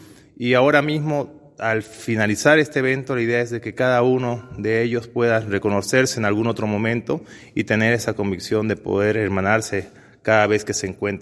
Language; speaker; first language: Spanish; native; Spanish